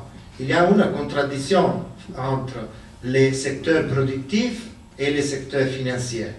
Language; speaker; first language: French; non-native, learner; Italian